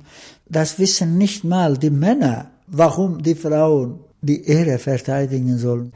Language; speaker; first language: German; non-native, fluent; Turkish